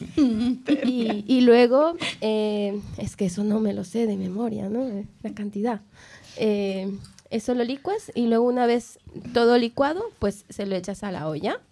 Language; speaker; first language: Spanish; native; Spanish